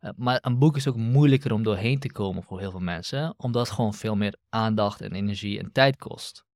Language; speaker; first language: Dutch; early bilingual, other home language; Kurdish